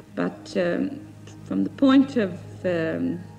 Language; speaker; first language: English; native; English